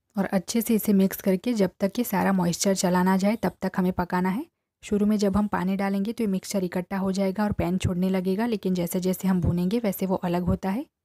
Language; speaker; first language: Hindi; non-native, local second language; Gujarati